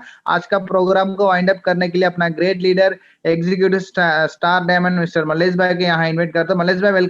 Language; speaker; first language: Hindi; non-native, local second language; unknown